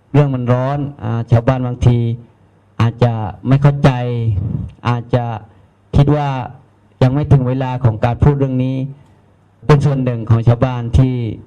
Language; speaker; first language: Thai; non-native, local second language; Malay